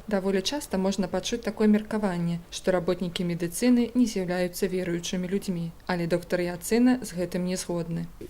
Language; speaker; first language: Belarusian; native; Belarusian